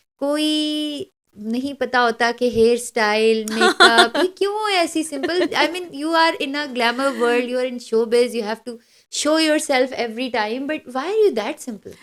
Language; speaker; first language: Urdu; native; Urdu